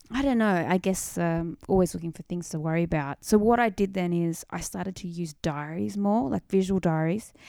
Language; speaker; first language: English; native; English